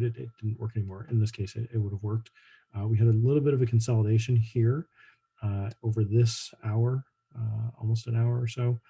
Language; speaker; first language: English; native; English